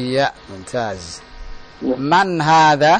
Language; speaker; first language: Arabic; non-native, fluent; Indonesian